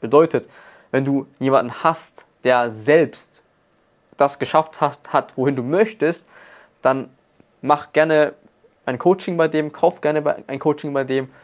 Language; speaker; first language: German; native; German